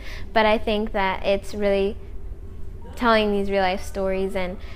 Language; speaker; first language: English; native; English